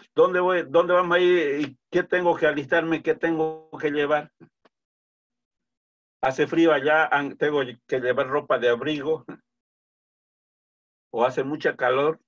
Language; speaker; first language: Spanish; native; Spanish